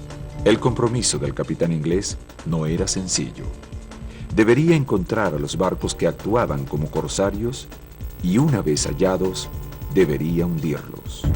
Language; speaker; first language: Spanish; native; Spanish